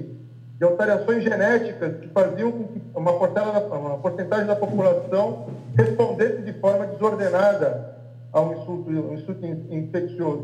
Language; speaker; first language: Portuguese; native; Portuguese